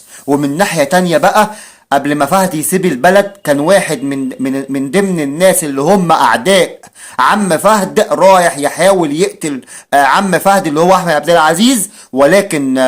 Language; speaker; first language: Arabic; native; Arabic